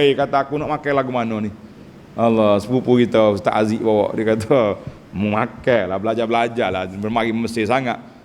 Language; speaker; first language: Malay; native; Malay